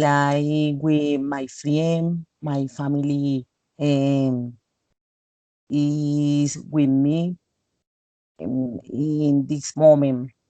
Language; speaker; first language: English; non-native, learner; Spanish